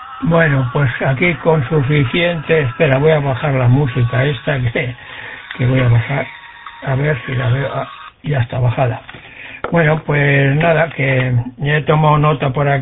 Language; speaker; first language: Spanish; native; Spanish